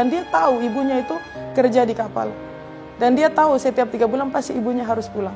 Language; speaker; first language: Indonesian; native; Indonesian